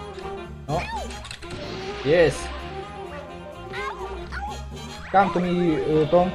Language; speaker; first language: English; non-native, learner; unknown